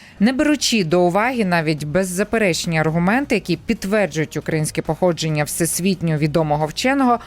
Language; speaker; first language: Ukrainian; native; Ukrainian